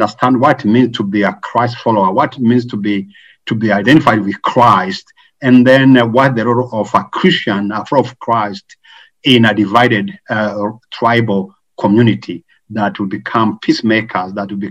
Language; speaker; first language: English; non-native, local second language; Kinyarwanda